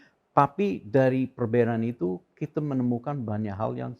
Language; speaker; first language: Indonesian; non-native, fluent; English